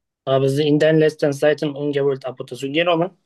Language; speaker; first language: German; non-native, learner; Turkish